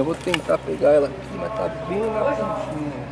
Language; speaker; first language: Portuguese; native; Portuguese